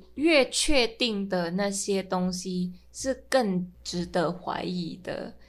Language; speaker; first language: Chinese; non-native, fluent; Min Nan Chinese